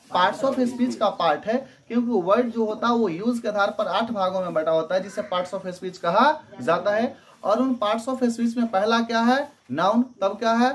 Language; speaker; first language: Hindi; native; Hindi